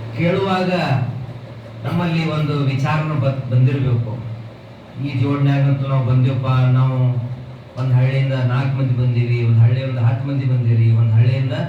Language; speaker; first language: Kannada; non-native, local second language; Urdu